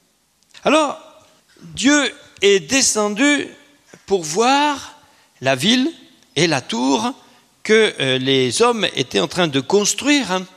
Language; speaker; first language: French; native; French